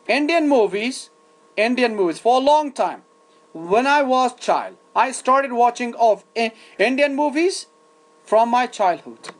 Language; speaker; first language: English; non-native, fluent; Persian